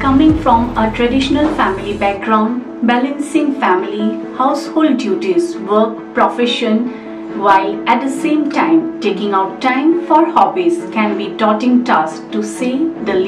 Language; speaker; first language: English; non-native, local second language; Assamese